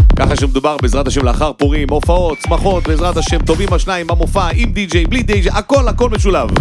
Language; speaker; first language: Hebrew; native; Hebrew